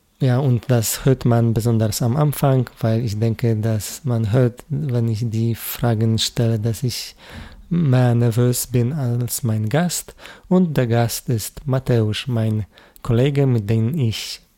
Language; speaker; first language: German; non-native, learner; Polish